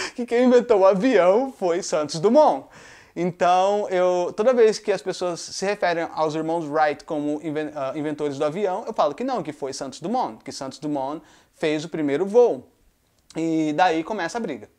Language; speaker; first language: Portuguese; native; Portuguese